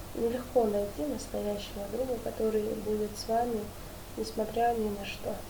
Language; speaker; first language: Russian; non-native, local second language; Kyrgyz